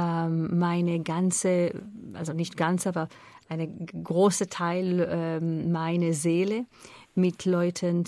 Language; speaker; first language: German; non-native, fluent; Hebrew